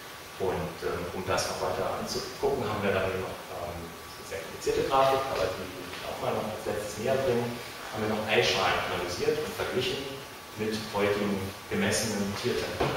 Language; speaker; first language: German; native; German